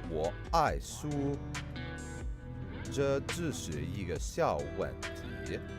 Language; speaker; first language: Chinese; non-native, learner; English